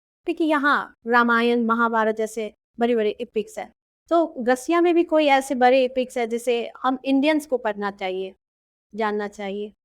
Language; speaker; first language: Hindi; native; Hindi